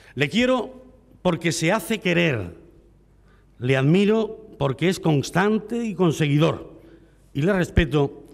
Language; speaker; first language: Spanish; native; Spanish